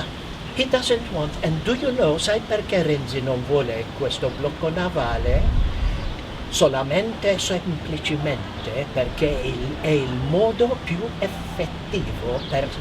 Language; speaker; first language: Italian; non-native, fluent; Maltese